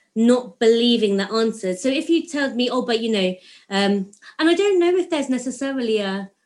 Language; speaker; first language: English; native; English